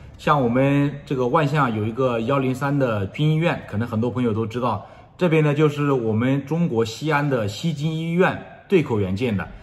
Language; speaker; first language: Chinese; native; Chinese